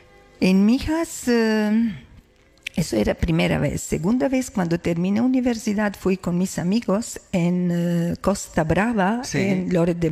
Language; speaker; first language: Spanish; non-native, learner; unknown